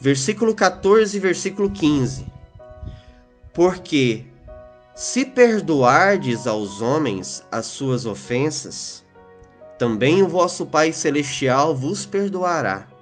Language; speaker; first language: Portuguese; native; Portuguese